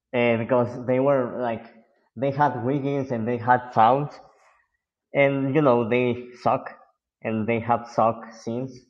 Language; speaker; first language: English; non-native, fluent; Spanish